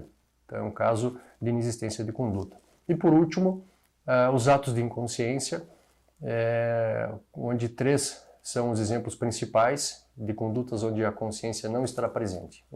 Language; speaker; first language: Portuguese; native; Portuguese